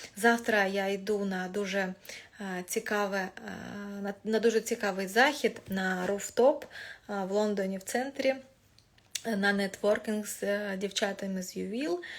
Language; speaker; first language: Ukrainian; non-native, local second language; Russian